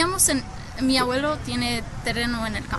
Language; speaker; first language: Spanish; early bilingual, heritage; Spanish